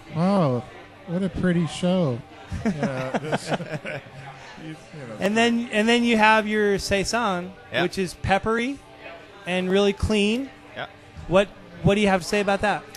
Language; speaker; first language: English; native; English